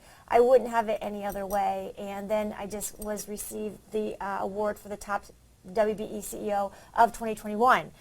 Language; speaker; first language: English; native; English